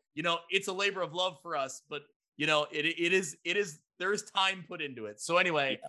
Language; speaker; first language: English; native; English